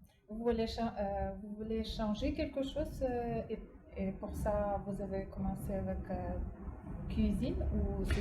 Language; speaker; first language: French; non-native, fluent; Russian